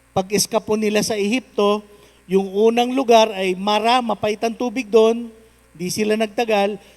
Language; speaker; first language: Filipino; non-native, local second language; Cebuano